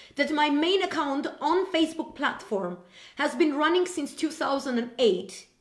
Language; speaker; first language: English; non-native, fluent; Armenian